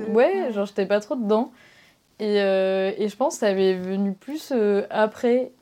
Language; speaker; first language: French; native; French